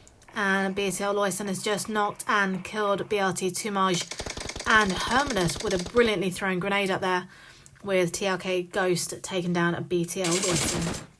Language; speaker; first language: English; native; English